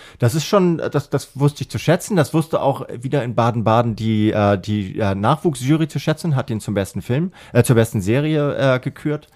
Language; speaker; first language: German; native; German